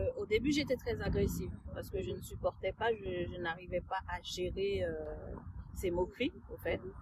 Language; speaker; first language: French; early bilingual, other home language; Haitian Creole